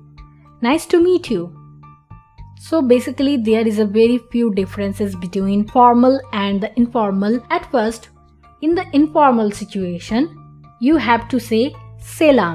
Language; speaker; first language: English; non-native, fluent; Turkish